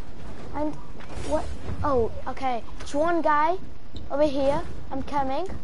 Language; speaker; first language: English; non-native, learner; Portuguese